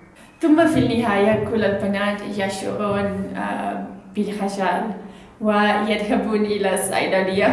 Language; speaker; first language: Arabic; non-native, learner; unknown